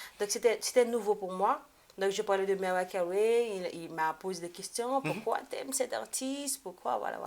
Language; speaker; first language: French; non-native, local second language; Haitian Creole